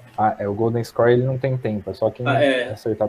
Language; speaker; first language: Portuguese; native; Portuguese